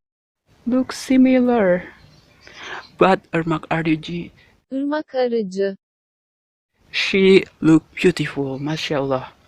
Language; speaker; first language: English; non-native, learner; Indonesian